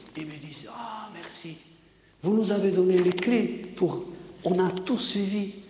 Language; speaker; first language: French; non-native, local second language; Basque